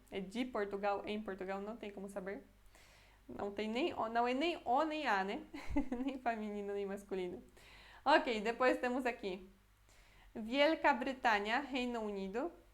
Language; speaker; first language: Portuguese; native; Portuguese